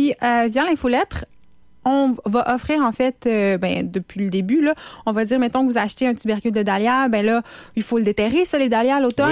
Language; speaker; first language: French; native; French